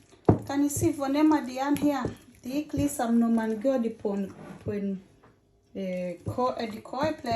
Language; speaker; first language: Danish; non-native, fluent; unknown